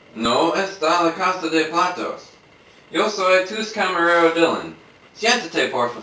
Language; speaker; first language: Spanish; non-native, learner; English